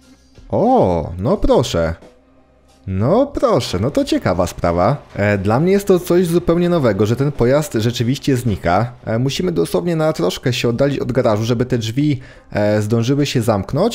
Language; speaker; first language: Polish; native; Polish